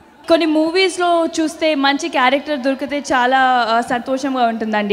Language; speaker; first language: Telugu; non-native, fluent; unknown